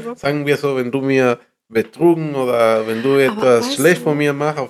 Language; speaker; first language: German; non-native, learner; Spanish